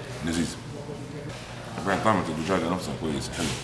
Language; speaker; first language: Arabic; native; Arabic